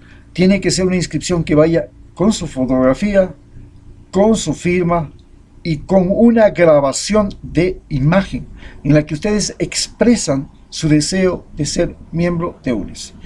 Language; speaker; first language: Spanish; native; Spanish